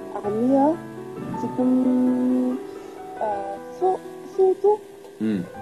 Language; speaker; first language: Korean; non-native, learner; Chinese